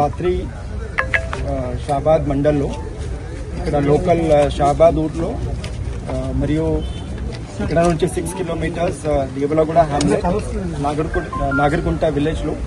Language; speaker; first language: Telugu; non-native, learner; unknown